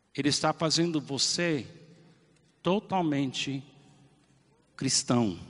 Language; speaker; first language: Portuguese; non-native, fluent; English